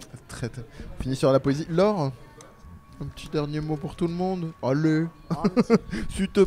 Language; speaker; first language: French; native; French